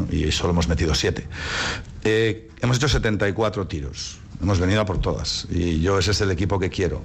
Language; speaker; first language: Spanish; native; Spanish